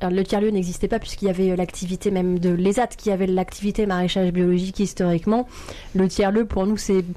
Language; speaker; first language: French; native; French